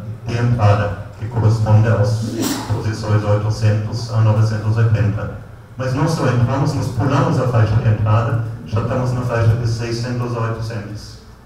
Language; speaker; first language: Portuguese; native; Portuguese